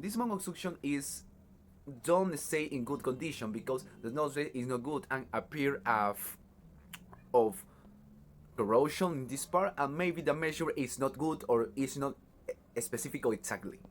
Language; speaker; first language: English; non-native, learner; Spanish